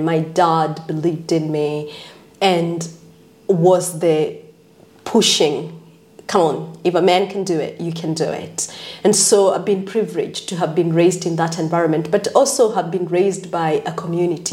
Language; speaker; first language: English; non-native, local second language; Kikuyu